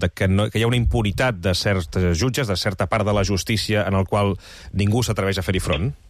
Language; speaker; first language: Catalan; native; Catalan